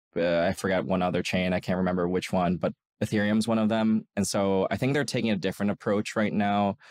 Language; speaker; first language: English; native; English